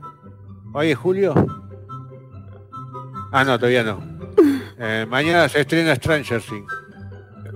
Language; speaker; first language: Spanish; native; Spanish